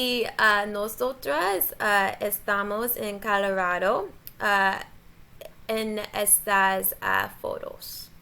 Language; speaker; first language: Spanish; non-native, learner; English